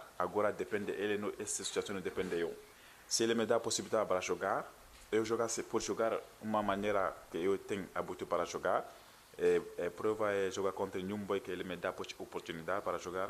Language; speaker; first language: Portuguese; non-native, learner; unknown